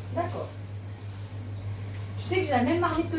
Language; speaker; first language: French; native; French